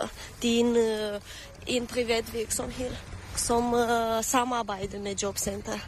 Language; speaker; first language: Danish; early bilingual, other home language; Romanian